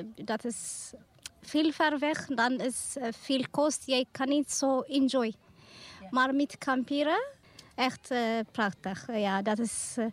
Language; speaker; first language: Dutch; non-native, learner; Tigrinya